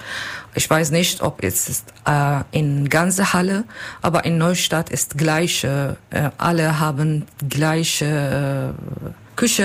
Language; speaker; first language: German; non-native, learner; Kurdish